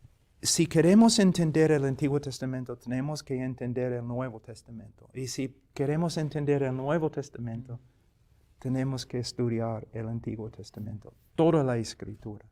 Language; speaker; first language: Spanish; non-native, fluent; English